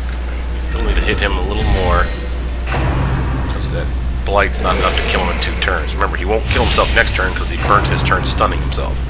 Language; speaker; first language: English; native; English